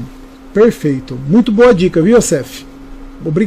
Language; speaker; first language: Portuguese; native; Portuguese